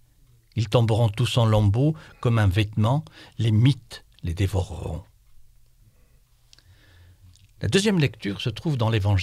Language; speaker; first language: French; native; French